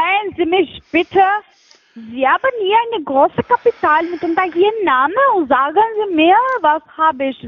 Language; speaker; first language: German; non-native, fluent; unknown